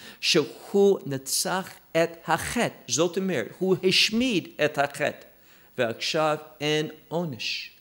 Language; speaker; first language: Hebrew; non-native, fluent; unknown